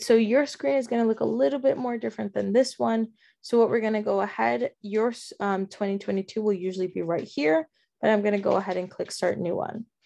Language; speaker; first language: English; early bilingual, other home language; Spanish